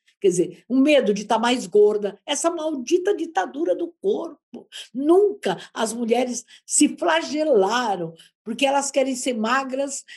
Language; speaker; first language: Portuguese; native; Portuguese